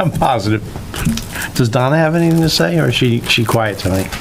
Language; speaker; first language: English; native; English